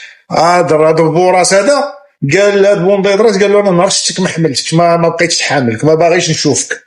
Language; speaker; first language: Arabic; native; Arabic